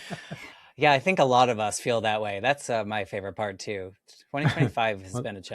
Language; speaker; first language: English; native; English